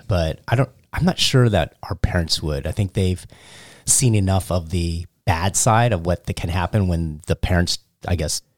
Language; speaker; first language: English; early bilingual, other home language; Cantonese